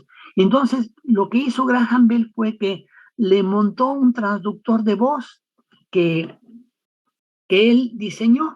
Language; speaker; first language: Spanish; native; Spanish